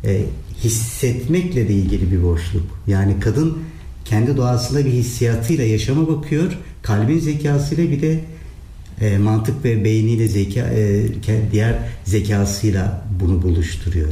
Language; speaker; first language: Turkish; native; Turkish